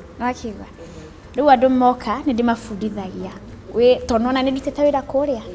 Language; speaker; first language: Kikuyu; native; Kikuyu